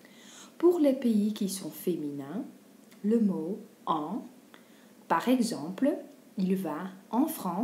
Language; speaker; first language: French; non-native, fluent; Dutch